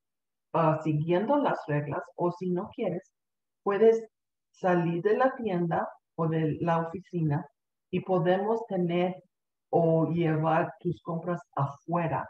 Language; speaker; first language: Spanish; early bilingual, heritage; Spanish